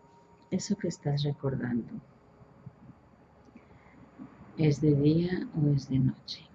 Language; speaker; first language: Spanish; native; Spanish